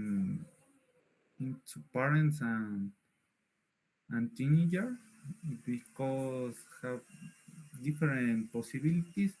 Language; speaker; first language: English; non-native, learner; Spanish